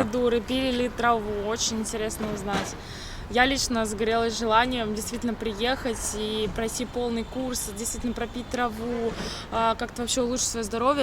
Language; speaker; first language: Russian; native; Russian